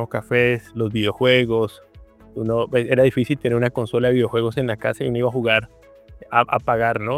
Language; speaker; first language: Spanish; native; Spanish